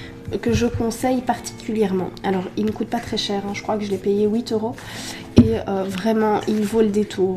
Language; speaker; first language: French; native; French